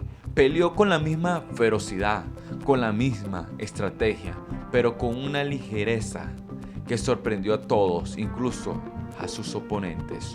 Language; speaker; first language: Spanish; native; Spanish